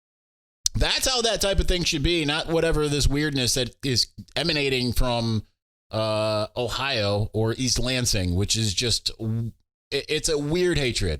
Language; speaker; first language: English; native; English